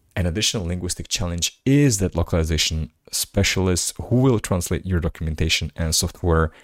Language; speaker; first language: English; non-native, fluent; Slovak